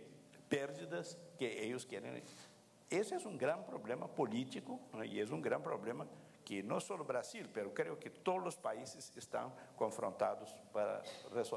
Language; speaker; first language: Spanish; non-native, fluent; Portuguese